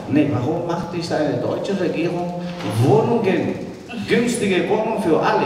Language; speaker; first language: German; non-native, fluent; Spanish